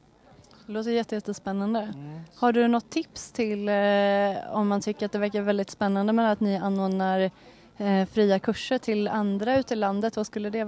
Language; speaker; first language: Swedish; native; Swedish